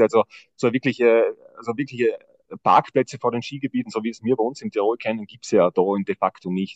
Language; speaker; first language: German; native; German